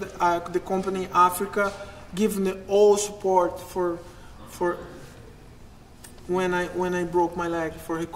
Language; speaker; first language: English; non-native, learner; Portuguese